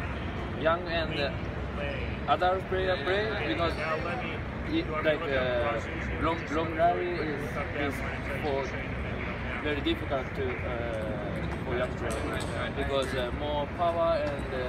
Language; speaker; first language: English; non-native, learner; Japanese